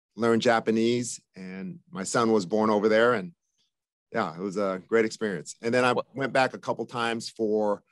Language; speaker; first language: English; native; English